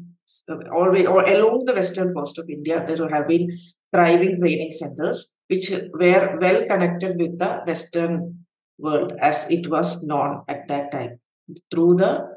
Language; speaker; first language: English; non-native, local second language; Malayalam